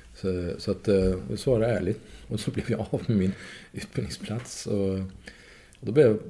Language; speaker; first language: Swedish; non-native, fluent; Persian